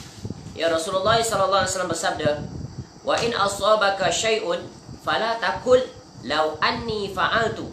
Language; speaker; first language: Malay; native; Malay